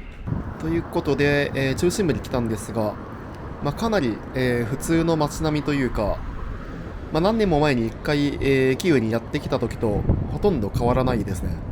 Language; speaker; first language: Japanese; native; Japanese